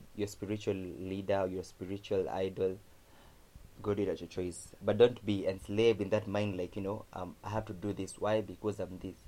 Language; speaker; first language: English; non-native, local second language; Kamba